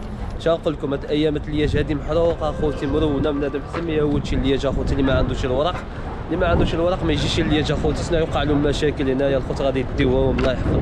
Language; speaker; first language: Arabic; native; Arabic